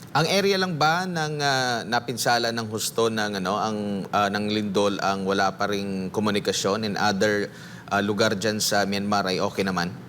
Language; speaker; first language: Filipino; non-native, local second language; Cebuano